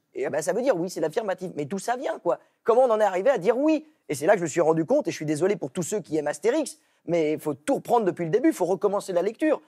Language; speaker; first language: French; native; French